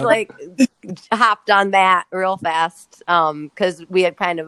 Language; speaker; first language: English; native; English